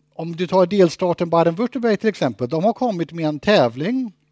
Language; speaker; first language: Swedish; non-native, fluent; German